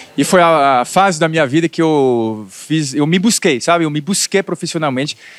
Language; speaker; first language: Portuguese; non-native, fluent; French